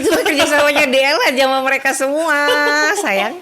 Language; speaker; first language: Indonesian; native; Indonesian